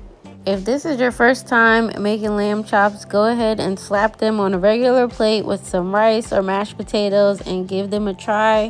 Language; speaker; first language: English; native; English